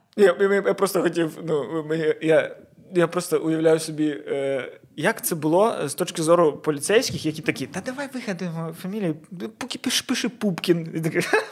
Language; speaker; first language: Ukrainian; non-native, local second language; Russian